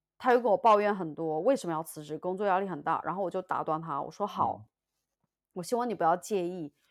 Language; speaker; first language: Chinese; native; Chinese